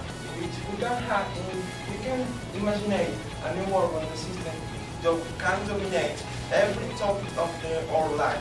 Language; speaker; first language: English; non-native, learner; Spanish